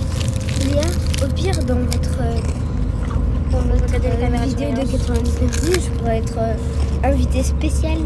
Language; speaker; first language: French; native; French